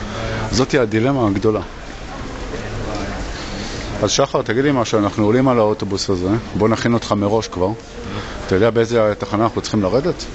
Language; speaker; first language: Hebrew; native; Hebrew